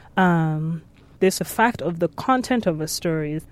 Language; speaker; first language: English; non-native, local second language; Yoruba